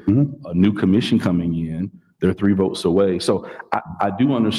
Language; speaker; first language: English; native; English